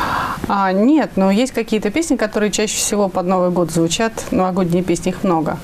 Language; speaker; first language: Russian; native; Russian